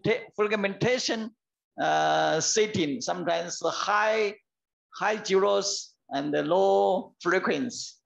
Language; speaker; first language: English; non-native, learner; Chinese